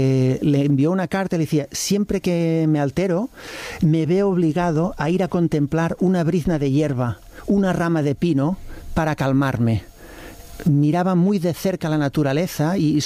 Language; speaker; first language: Spanish; native; Spanish